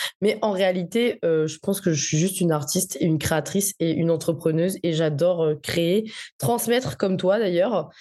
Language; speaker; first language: French; non-native, local second language; Morisyen